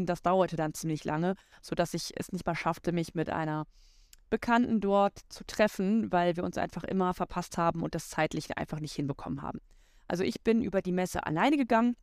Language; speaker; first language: German; native; German